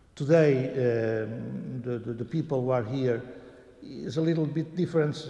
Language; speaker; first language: English; non-native, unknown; Portuguese